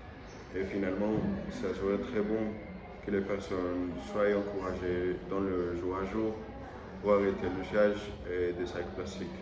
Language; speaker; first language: French; non-native, learner; Spanish